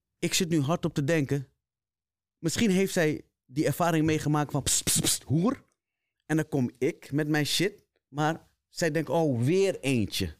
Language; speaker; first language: Dutch; native; Dutch